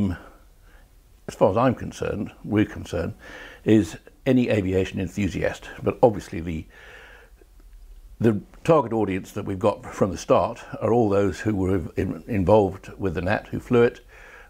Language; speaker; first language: English; native; English